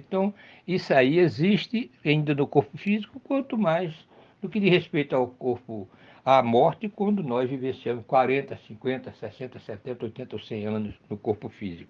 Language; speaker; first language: Portuguese; native; Portuguese